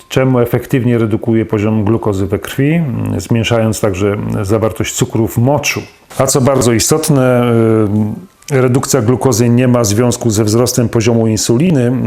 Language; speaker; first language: Polish; native; Polish